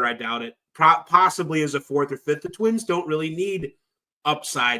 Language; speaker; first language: English; native; English